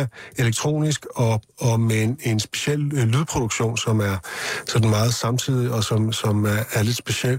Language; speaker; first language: Danish; native; Danish